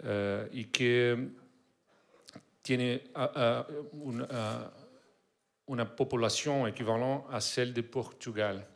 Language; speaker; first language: French; non-native, learner; Portuguese